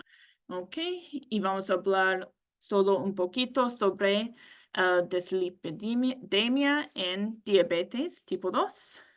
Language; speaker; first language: Spanish; non-native, learner; English